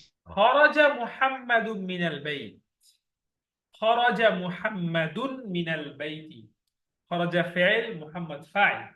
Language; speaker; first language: Arabic; non-native, fluent; Bangla